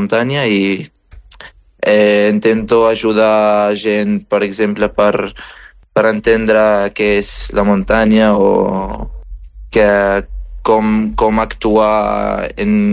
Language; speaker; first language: Catalan; non-native, fluent; Arabic